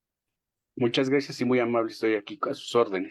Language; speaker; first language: Spanish; native; Spanish